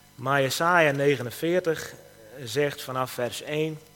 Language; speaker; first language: Dutch; native; Dutch